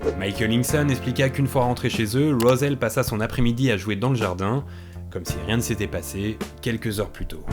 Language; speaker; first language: French; native; French